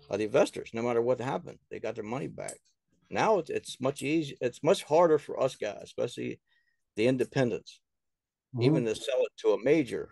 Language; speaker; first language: English; native; English